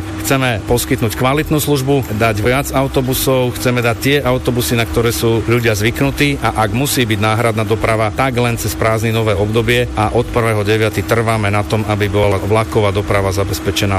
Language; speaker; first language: Slovak; native; Slovak